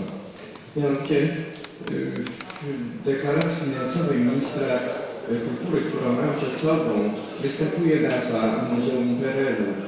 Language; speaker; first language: Polish; native; Polish